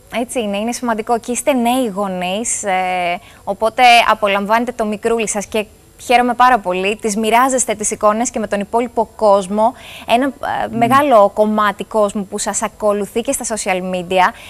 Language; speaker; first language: Greek; native; Greek